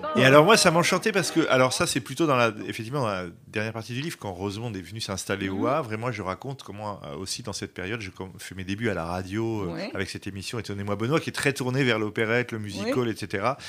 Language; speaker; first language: French; native; French